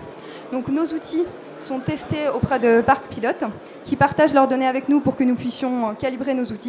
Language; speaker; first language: French; native; French